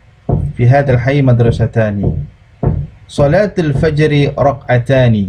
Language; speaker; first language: Arabic; non-native, fluent; Indonesian